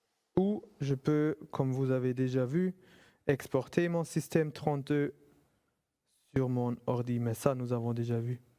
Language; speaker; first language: French; non-native, fluent; German